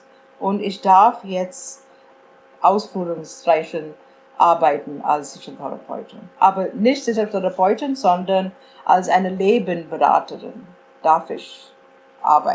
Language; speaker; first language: German; non-native, fluent; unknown